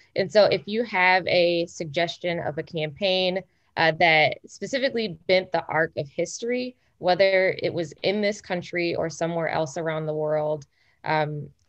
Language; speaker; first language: English; native; English